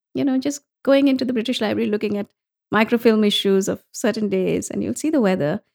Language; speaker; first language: English; non-native, local second language; Bangla